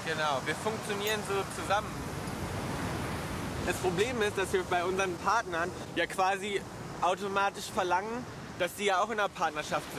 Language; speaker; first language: German; native; German